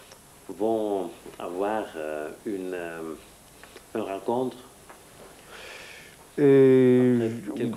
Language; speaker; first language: French; non-native, fluent; Greek